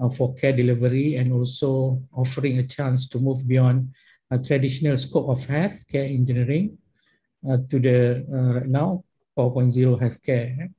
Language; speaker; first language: English; non-native, local second language; Malay